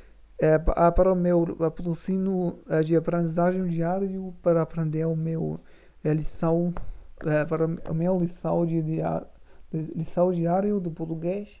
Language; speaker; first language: Portuguese; non-native, learner; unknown